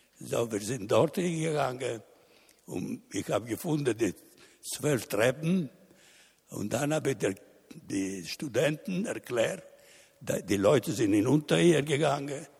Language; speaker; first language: German; non-native, learner; Italian